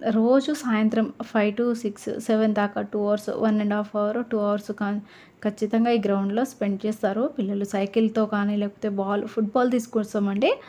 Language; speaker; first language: Telugu; native; Telugu